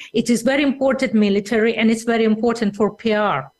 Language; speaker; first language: English; non-native, fluent; Russian